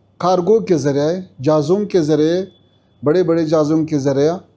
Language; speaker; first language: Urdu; non-native, fluent; Pashto